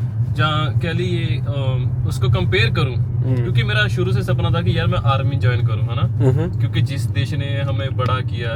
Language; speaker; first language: Hindi; native; Hindi